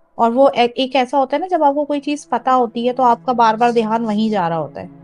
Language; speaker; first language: Urdu; native; Urdu